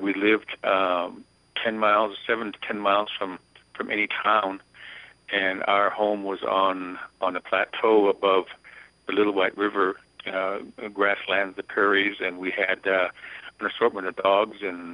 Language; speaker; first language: English; early bilingual, other home language; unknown